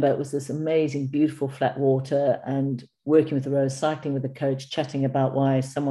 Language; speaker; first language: English; native; English